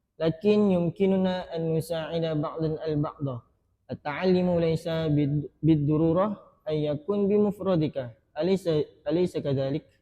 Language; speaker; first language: Arabic; non-native, learner; Indonesian